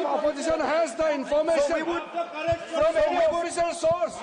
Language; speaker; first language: English; non-native, local second language; Hindi